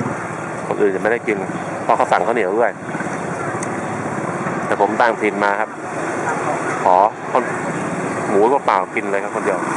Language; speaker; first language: Thai; native; Thai